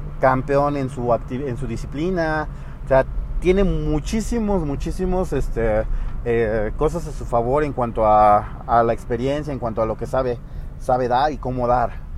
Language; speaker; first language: Spanish; native; Spanish